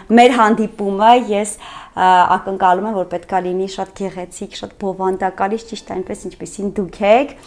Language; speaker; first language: Armenian; native; Armenian